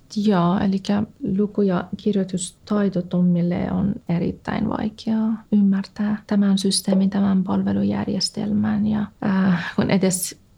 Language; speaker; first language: Finnish; non-native, fluent; Persian